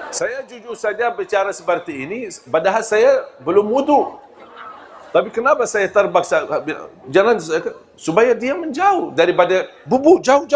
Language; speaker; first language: Malay; non-native, fluent; Arabic